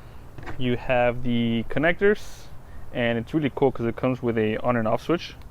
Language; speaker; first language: English; native; English